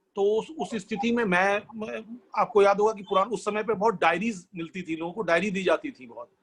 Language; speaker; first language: Hindi; non-native, local second language; Bangla